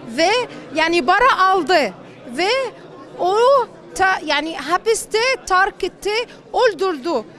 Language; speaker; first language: Turkish; non-native, learner; Arabic